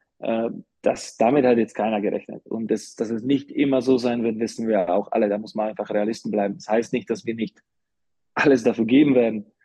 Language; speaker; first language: German; non-native, fluent; Slovak